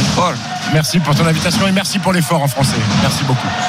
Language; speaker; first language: French; native; French